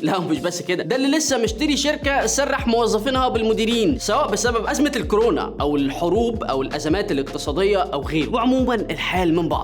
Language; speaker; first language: Arabic; native; Arabic